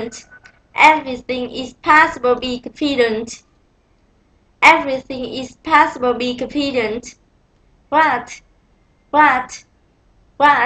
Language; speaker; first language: English; non-native, learner; Vietnamese